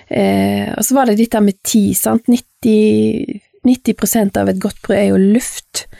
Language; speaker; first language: Norwegian; native; Norwegian